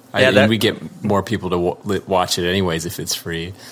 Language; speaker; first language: English; native; English